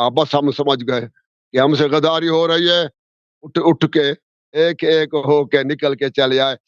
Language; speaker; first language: Urdu; non-native, local second language; Sindhi